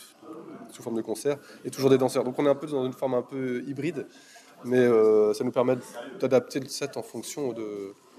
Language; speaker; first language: French; native; French